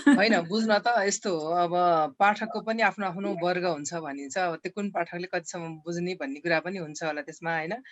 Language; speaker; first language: Nepali; native; Nepali